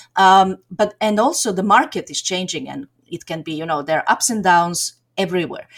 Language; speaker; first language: English; non-native, fluent; Serbian